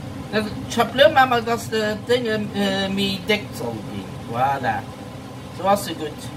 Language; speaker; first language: German; non-native, learner; Dutch